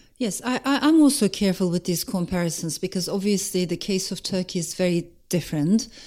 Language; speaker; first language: English; non-native, fluent; Turkish